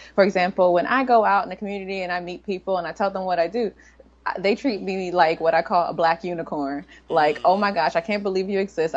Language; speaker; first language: English; native; English